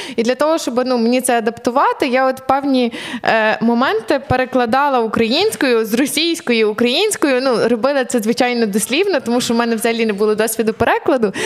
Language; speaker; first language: Ukrainian; native; Ukrainian